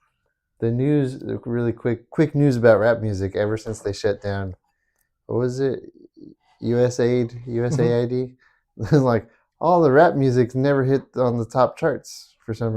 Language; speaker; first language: English; native; English